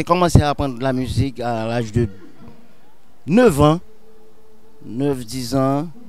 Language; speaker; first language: French; non-native, local second language; Haitian Creole